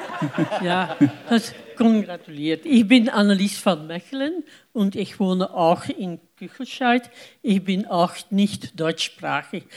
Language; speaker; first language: German; non-native, learner; Dutch